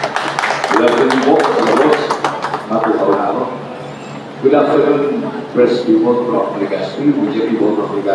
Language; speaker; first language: English; non-native, local second language; Bikol